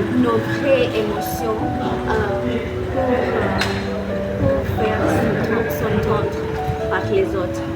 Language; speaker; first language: French; non-native, learner; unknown